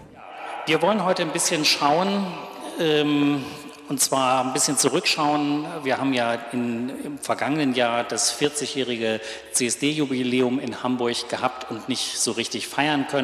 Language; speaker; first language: German; native; German